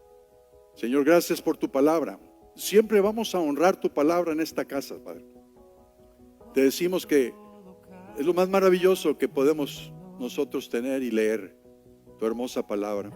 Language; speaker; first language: Spanish; native; Spanish